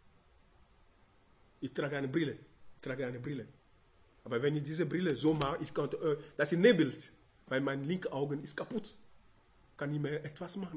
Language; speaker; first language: German; non-native, learner; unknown